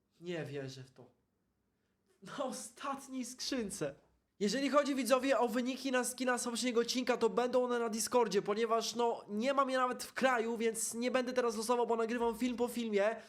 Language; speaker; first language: Polish; native; Polish